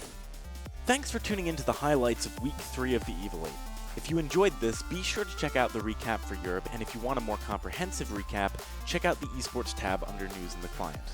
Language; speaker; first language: English; native; English